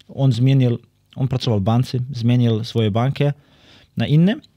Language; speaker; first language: Polish; non-native, fluent; Serbian